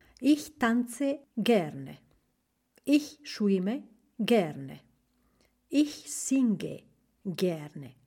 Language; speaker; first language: German; non-native, fluent; Spanish